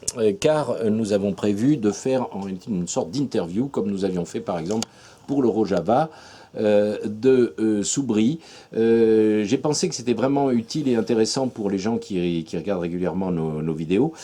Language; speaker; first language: French; native; French